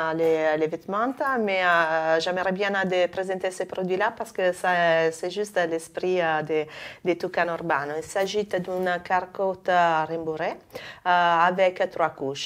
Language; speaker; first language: French; non-native, fluent; Italian